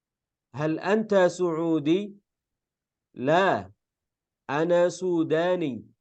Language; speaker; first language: Arabic; non-native, fluent; Indonesian